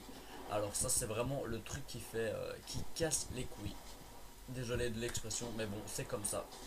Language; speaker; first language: French; native; French